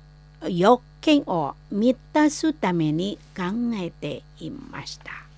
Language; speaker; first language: Japanese; non-native, fluent; Indonesian